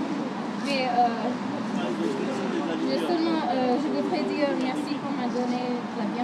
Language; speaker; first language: French; non-native, learner; English